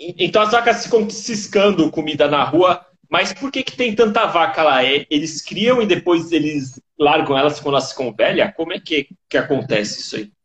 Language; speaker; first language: Portuguese; native; Portuguese